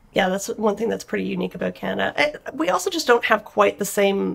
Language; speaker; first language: English; native; English